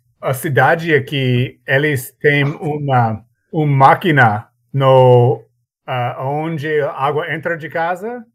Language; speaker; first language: Portuguese; non-native, learner; English